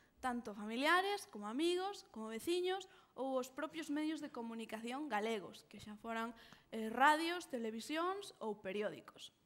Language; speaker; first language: Galician; non-native, local second language; Spanish